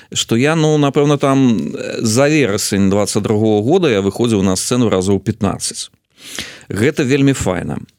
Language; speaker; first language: Belarusian; native; Belarusian